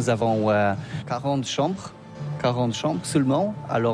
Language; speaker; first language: French; non-native, learner; Polish